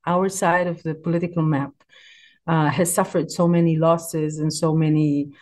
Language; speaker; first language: English; non-native, fluent; Hebrew